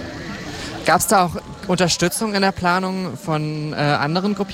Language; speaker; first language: German; native; German